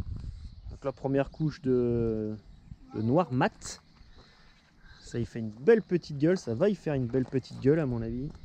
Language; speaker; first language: French; native; French